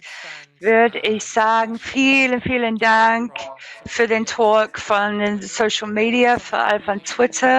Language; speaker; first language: German; non-native, learner; English